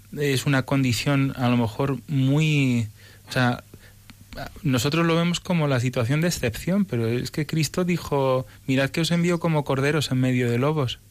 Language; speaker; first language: Spanish; early bilingual, other home language; English